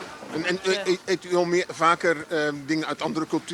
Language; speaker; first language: Dutch; native; Dutch